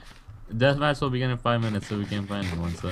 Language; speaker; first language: English; native; English